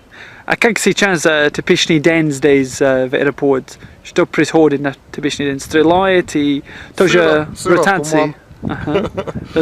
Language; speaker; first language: Russian; non-native, learner; English